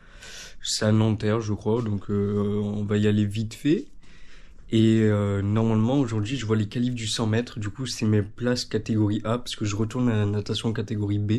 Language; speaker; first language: French; native; French